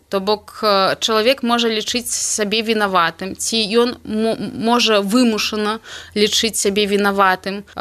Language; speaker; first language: Belarusian; non-native, local second language; Russian